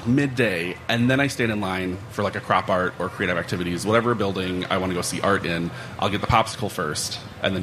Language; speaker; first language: English; native; English